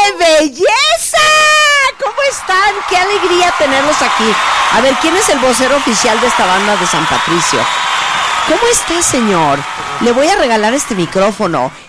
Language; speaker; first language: Spanish; native; Spanish